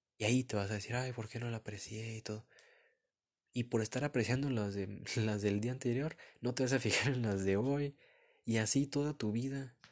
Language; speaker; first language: Spanish; early bilingual, heritage; Spanish